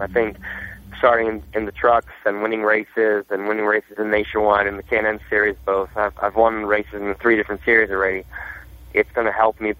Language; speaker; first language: English; non-native, fluent; Portuguese